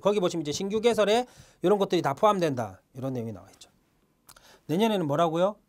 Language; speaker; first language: Korean; native; Korean